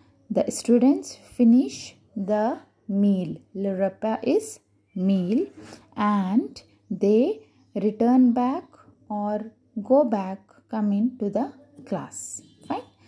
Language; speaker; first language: English; non-native, local second language; Hindi